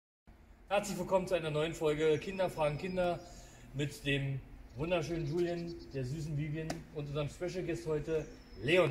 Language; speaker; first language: German; native; German